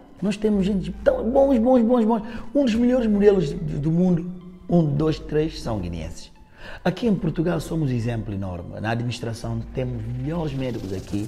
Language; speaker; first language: Portuguese; non-native, local second language; Upper Guinea Crioulo